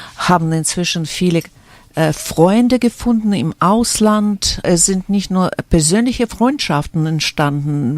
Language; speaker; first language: German; non-native, fluent; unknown